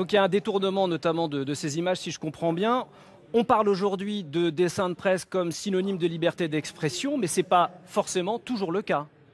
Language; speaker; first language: French; native; French